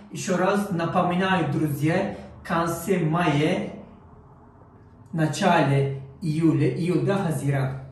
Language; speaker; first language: Russian; non-native, learner; Turkish